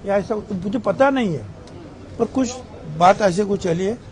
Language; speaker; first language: Hindi; non-native, local second language; Marathi